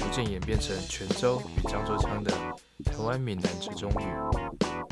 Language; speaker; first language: Chinese; native; Chinese